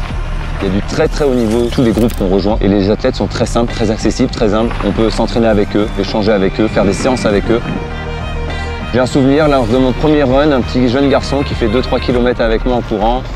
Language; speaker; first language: French; native; French